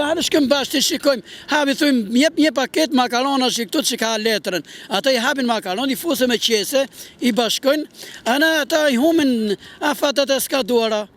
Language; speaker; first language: Albanian; native; Albanian